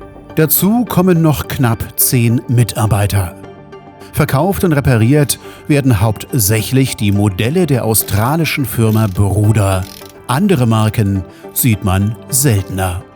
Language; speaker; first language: German; native; German